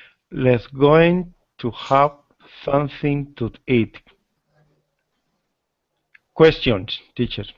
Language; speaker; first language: English; non-native, learner; Spanish